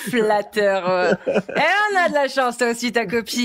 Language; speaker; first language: French; native; French